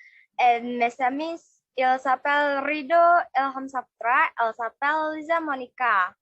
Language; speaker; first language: French; non-native, learner; Indonesian